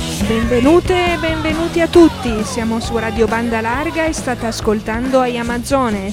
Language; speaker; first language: Italian; native; Italian